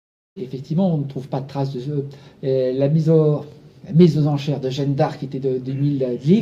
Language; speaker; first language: French; native; French